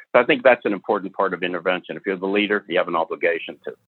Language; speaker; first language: English; native; English